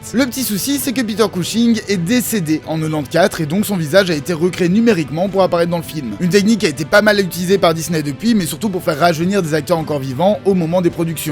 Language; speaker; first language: French; native; French